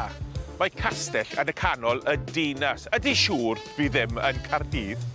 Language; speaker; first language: Welsh; non-native, learner; English